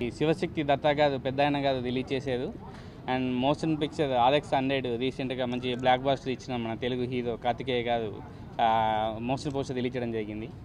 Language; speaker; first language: Telugu; native; Telugu